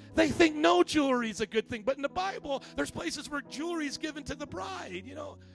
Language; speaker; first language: English; native; English